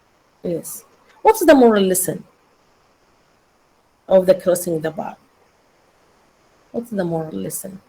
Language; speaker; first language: English; non-native, learner; Arabic